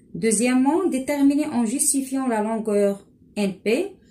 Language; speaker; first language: French; non-native, local second language; Arabic